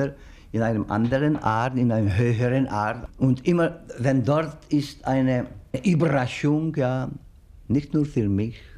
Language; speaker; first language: German; non-native, fluent; Czech